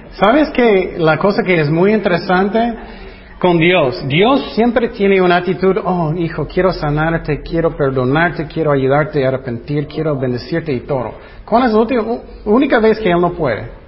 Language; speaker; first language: Spanish; non-native, fluent; English